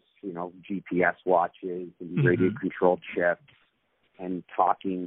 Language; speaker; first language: English; native; English